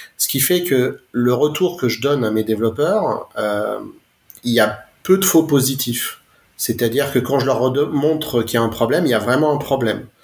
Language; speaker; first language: French; native; French